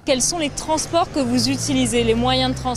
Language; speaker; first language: French; native; French